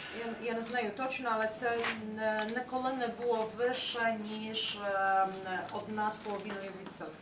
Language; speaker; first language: Ukrainian; non-native, fluent; Polish